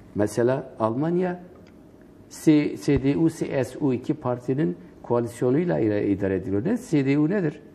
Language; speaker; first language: Turkish; non-native, local second language; Kurdish